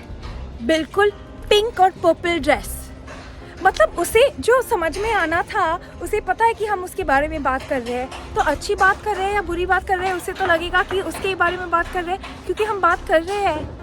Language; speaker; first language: Hindi; non-native, local second language; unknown